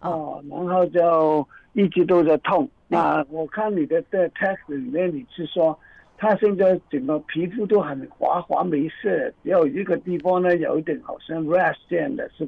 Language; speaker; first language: Chinese; native; Chinese